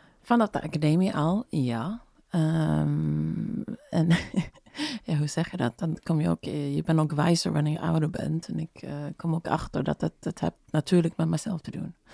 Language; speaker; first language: Dutch; non-native, fluent; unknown